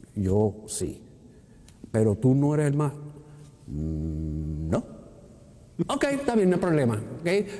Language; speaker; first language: Spanish; native; Spanish